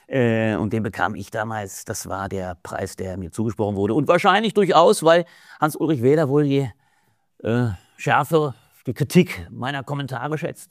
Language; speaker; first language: German; native; German